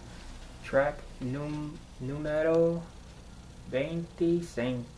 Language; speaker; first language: Spanish; non-native, learner; English